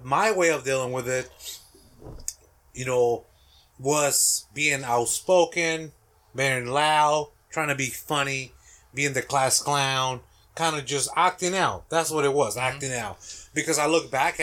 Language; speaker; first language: English; non-native, fluent; Spanish